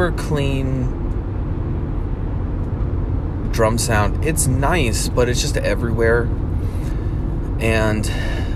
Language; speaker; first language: English; native; English